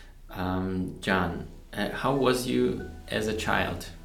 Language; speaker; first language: English; non-native, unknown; German